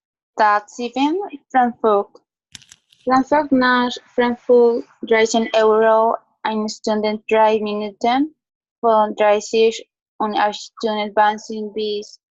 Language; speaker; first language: German; non-native, learner; Spanish